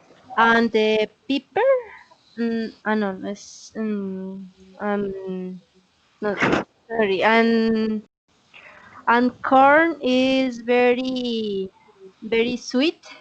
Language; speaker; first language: English; non-native, learner; Spanish